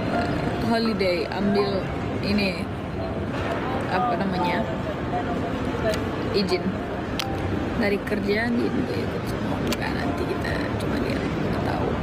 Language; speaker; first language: Indonesian; non-native, learner; Turkish